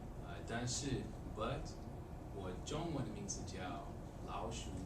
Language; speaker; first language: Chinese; non-native, fluent; English